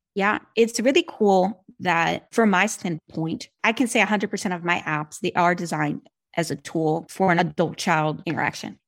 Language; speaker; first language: English; non-native, fluent; Portuguese